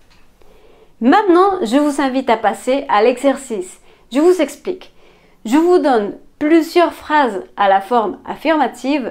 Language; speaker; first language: French; non-native, fluent; Spanish